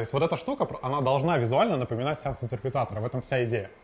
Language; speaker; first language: Russian; native; Russian